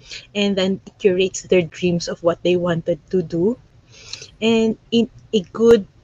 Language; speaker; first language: English; non-native, local second language; Filipino